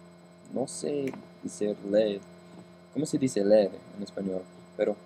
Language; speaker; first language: Spanish; non-native, learner; English